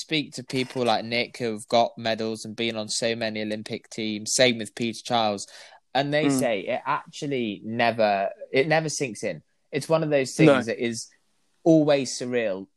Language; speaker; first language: English; native; English